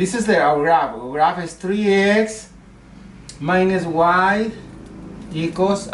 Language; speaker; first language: English; non-native, learner; Spanish